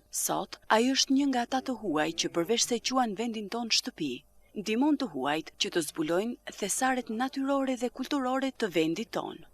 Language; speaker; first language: Albanian; native; Albanian